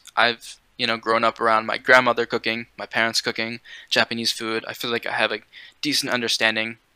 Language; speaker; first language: English; native; English